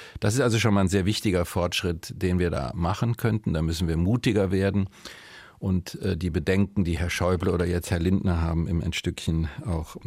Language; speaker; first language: German; native; German